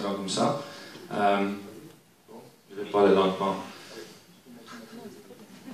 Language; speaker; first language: French; non-native, learner; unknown